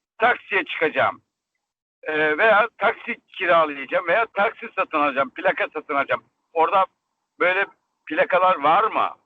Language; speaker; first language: Turkish; native; Turkish